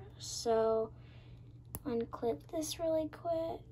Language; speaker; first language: English; native; English